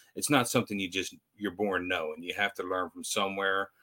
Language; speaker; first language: English; native; English